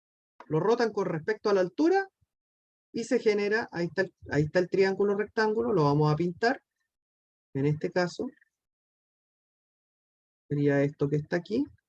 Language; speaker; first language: Spanish; native; Spanish